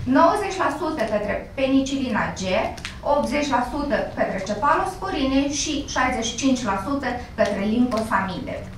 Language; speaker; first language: Romanian; native; Romanian